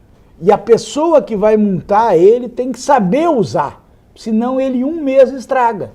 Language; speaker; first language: Portuguese; native; Portuguese